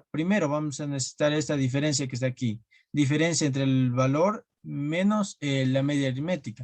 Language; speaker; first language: Spanish; native; Spanish